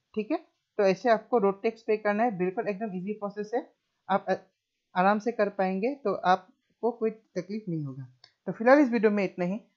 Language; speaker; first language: Hindi; non-native, local second language; Assamese